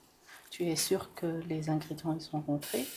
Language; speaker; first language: French; non-native, local second language; Arabic